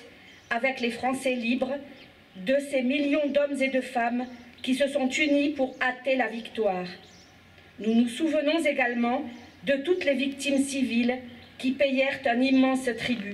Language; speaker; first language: French; native; French